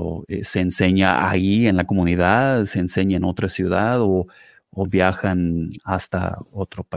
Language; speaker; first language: Spanish; non-native, fluent; English